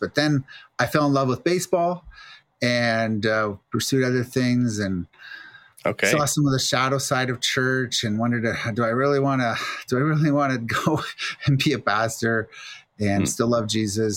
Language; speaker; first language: English; native; English